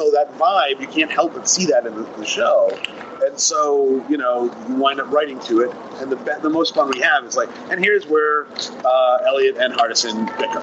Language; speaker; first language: English; native; English